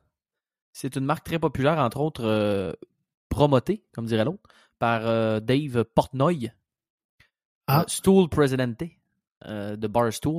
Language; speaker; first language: French; native; French